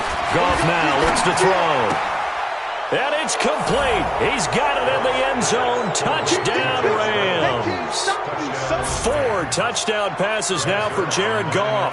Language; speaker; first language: English; native; English